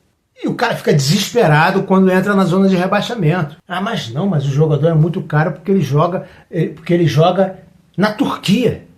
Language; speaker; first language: Portuguese; native; Portuguese